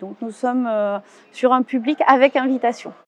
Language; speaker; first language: French; native; French